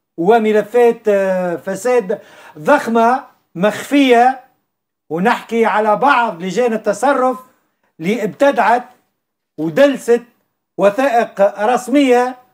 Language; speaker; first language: Arabic; native; Arabic